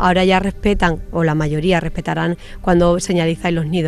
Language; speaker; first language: Spanish; native; Spanish